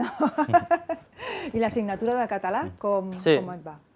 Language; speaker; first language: Catalan; native; Catalan